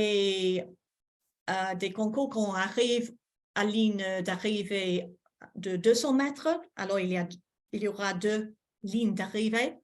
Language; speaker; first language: French; non-native, fluent; English